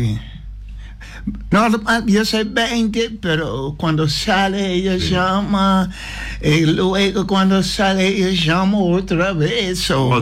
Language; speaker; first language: Spanish; non-native, learner; English